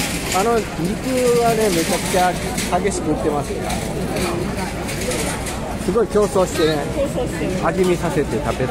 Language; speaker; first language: Japanese; native; Japanese